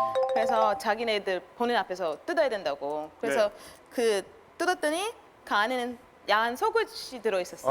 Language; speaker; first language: Korean; non-native, fluent; English